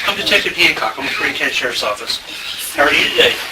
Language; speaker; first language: English; native; English